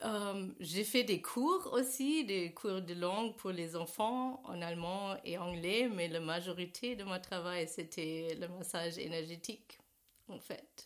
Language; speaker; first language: French; non-native, learner; German